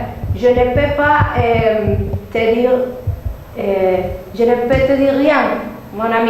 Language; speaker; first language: French; non-native, learner; Spanish